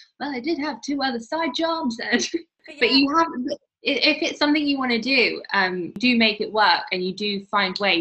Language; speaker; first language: English; native; English